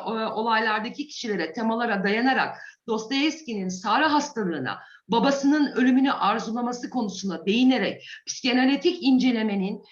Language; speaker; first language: Turkish; native; Turkish